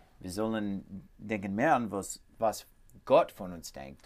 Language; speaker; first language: German; non-native, learner; English